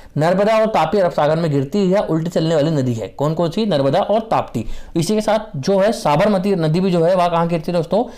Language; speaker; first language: Hindi; native; Hindi